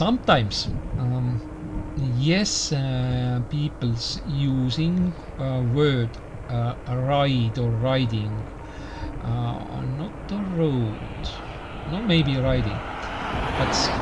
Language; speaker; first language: English; non-native, learner; Estonian